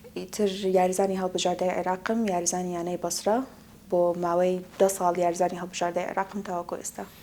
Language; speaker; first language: Central Kurdish; non-native, local second language; Arabic